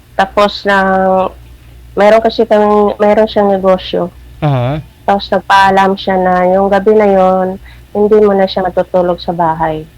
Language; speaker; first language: Filipino; non-native, local second language; Cebuano